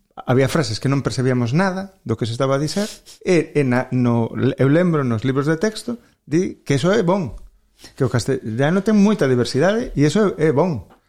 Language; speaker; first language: Galician; native; Galician